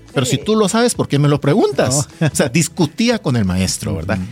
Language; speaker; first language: Spanish; non-native, fluent; Korean